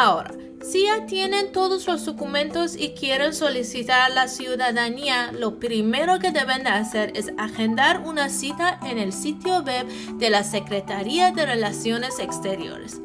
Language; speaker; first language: Spanish; non-native, fluent; Persian